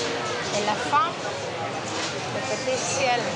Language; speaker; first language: French; non-native, fluent; Spanish